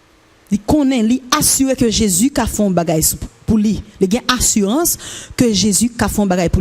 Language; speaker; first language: French; non-native, local second language; Haitian Creole